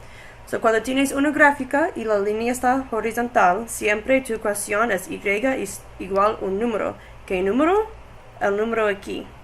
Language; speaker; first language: Spanish; non-native, learner; English